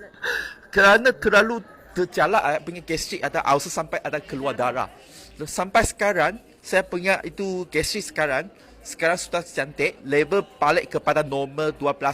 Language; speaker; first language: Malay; non-native, local second language; Chinese